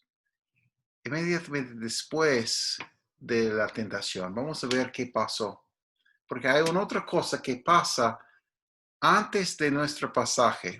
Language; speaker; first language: Spanish; non-native, fluent; English